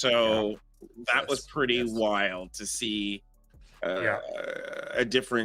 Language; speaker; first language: English; native; English